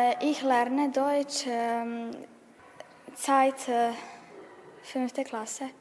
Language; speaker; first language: German; non-native, learner; Serbian